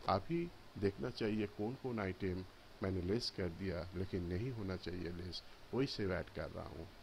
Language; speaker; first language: Hindi; non-native, local second language; Bangla